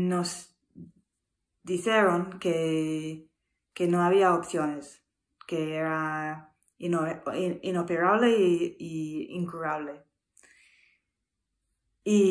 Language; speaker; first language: Spanish; non-native, learner; English